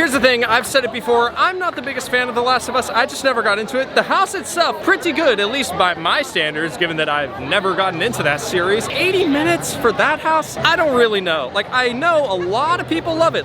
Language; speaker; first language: English; native; English